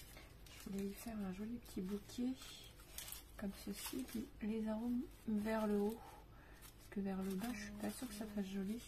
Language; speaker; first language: French; native; French